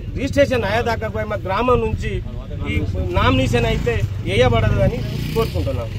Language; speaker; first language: Telugu; non-native, local second language; Lambadi